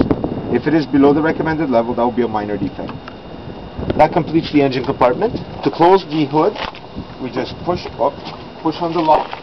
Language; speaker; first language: English; non-native, local second language; French